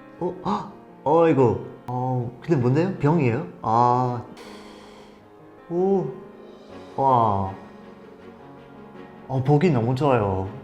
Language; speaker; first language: Korean; non-native, fluent; English